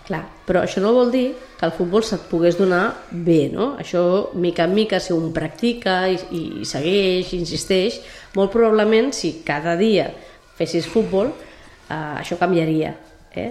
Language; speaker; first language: Catalan; native; Catalan